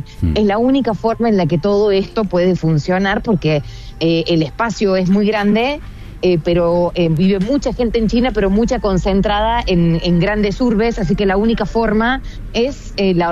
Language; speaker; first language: Spanish; native; Spanish